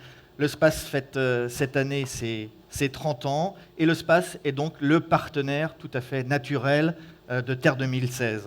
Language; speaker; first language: French; native; French